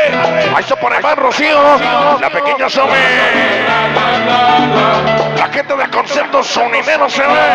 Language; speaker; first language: Spanish; native; Spanish